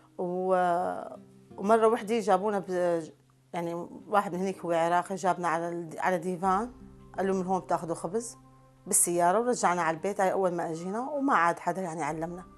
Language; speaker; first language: Arabic; native; Arabic